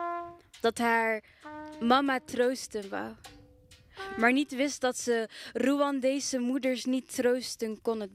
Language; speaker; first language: Dutch; early bilingual, other home language; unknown